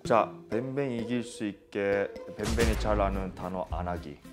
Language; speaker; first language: Korean; non-native, fluent; Japanese